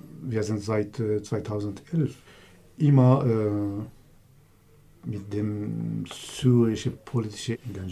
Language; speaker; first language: German; non-native, learner; Kurdish